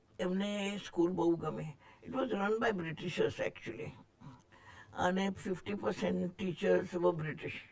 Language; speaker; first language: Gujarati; non-native, local second language; Marathi